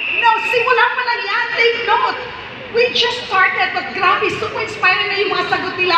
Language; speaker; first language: Filipino; native; Filipino